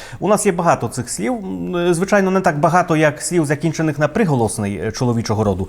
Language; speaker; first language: Ukrainian; non-native, fluent; Polish